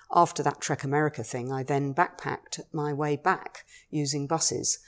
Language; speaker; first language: English; native; English